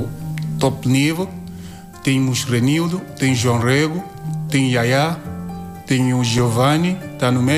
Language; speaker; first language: Portuguese; non-native, learner; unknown